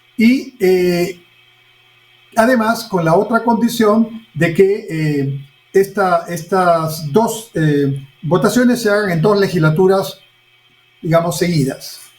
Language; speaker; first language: Spanish; native; Spanish